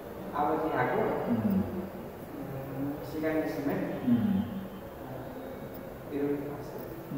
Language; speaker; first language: Korean; non-native, learner; Nepali